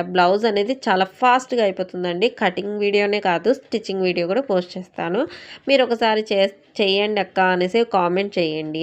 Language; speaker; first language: Telugu; non-native, local second language; Urdu